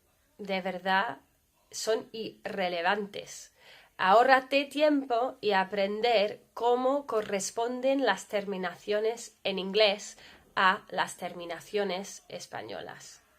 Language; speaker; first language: Spanish; non-native, fluent; English